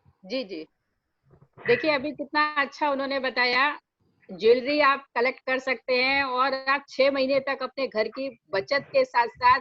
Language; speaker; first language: Hindi; native; Hindi